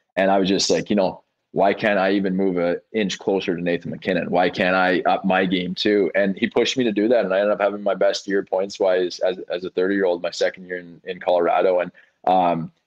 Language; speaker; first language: English; native; English